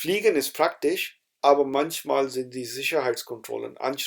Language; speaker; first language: German; non-native, fluent; Urdu